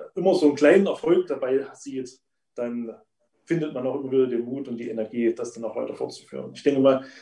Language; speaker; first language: German; native; German